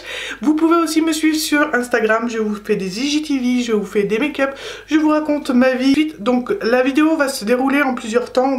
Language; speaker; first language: French; native; French